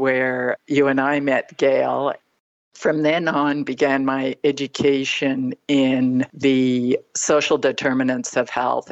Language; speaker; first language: English; native; English